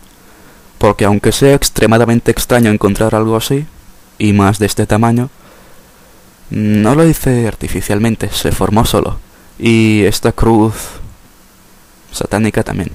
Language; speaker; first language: Spanish; native; Spanish